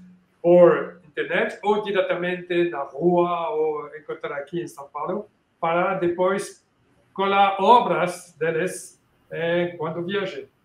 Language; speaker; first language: Portuguese; non-native, learner; French